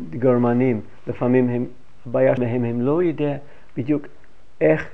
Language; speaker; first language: Hebrew; non-native, fluent; English